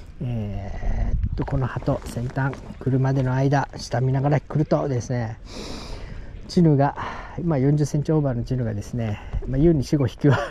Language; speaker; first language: Japanese; native; Japanese